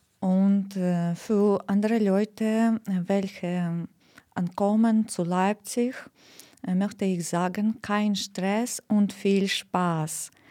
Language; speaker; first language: German; non-native, learner; Ukrainian